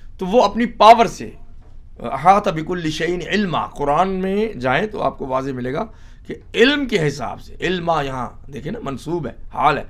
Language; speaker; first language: Urdu; native; Urdu